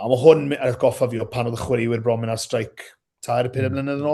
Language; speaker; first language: Welsh; native; Welsh